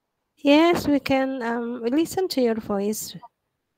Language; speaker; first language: English; non-native, learner; Indonesian